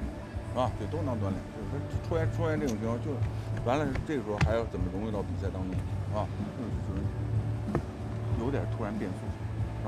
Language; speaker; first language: Chinese; native; Chinese